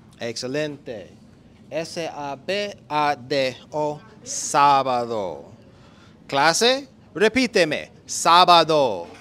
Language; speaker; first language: Spanish; non-native, learner; English